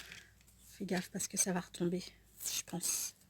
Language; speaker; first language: French; native; French